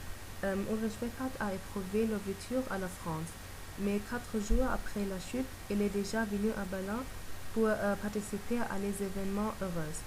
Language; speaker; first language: French; non-native, learner; German